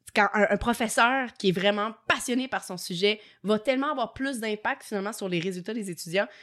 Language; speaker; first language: French; native; French